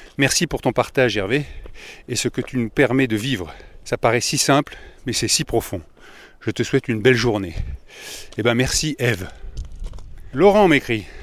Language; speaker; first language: French; native; French